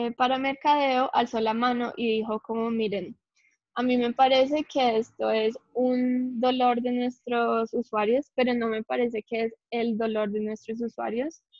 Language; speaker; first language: Spanish; early bilingual, heritage; English